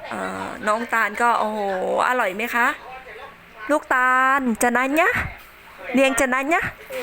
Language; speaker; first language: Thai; non-native, local second language; Northern Khmer